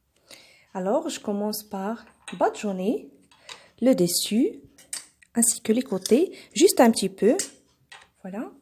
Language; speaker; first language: French; non-native, local second language; Arabic